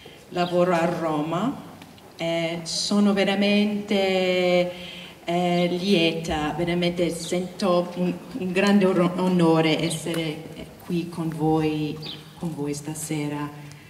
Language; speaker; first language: Italian; non-native, fluent; English